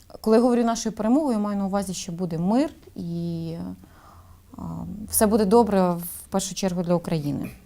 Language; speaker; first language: Ukrainian; non-native, local second language; Russian